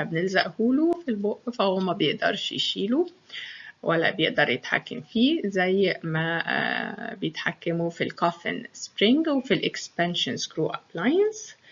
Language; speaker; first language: Arabic; native; Arabic